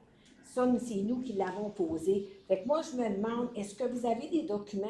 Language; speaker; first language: French; native; French